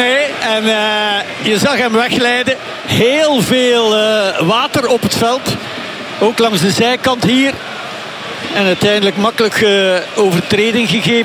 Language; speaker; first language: Dutch; native; Dutch